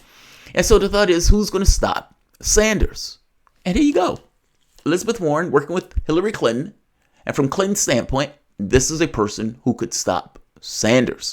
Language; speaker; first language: English; native; English